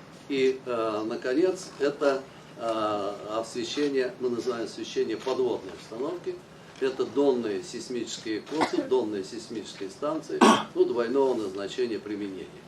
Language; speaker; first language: Russian; native; Russian